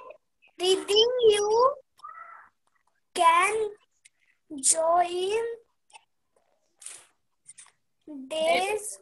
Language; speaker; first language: English; non-native, learner; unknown